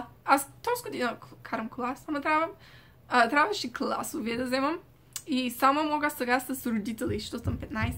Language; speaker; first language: Bulgarian; early bilingual, heritage; Bulgarian